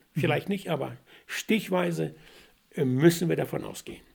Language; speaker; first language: German; non-native, fluent; Russian